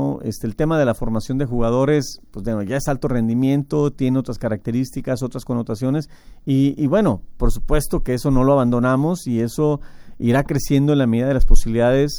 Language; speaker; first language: Spanish; native; Spanish